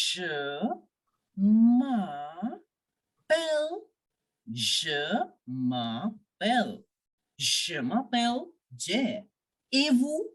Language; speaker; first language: French; non-native, fluent; Hindi